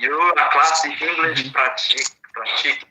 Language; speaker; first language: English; non-native, learner; Portuguese